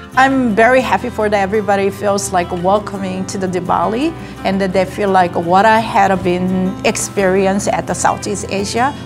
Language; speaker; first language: English; non-native, learner; Korean